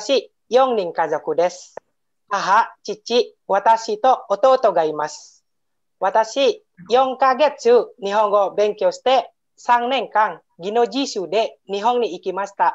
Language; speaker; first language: Japanese; non-native, learner; Indonesian